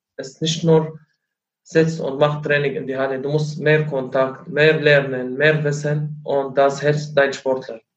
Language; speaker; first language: German; non-native, learner; Arabic